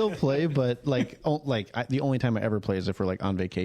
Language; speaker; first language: English; native; English